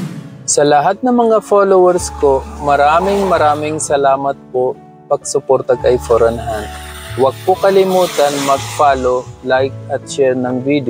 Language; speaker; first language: Filipino; non-native, learner; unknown